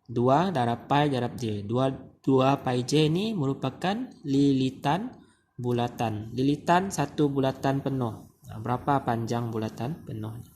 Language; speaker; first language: Malay; native; Malay